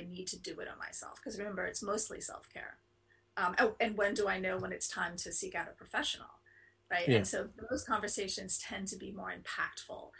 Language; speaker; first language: English; native; English